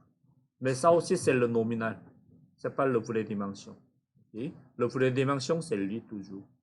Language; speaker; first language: French; non-native, fluent; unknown